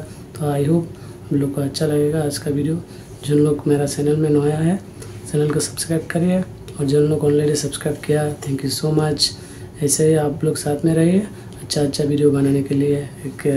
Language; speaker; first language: Hindi; non-native, fluent; Bangla